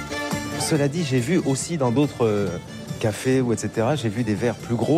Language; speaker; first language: French; native; French